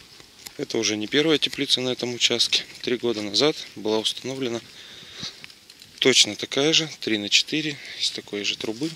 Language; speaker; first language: Russian; native; Russian